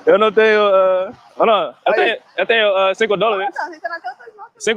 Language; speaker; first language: Portuguese; non-native, learner; English